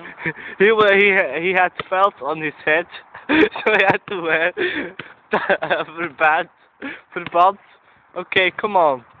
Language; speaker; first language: English; non-native, learner; Dutch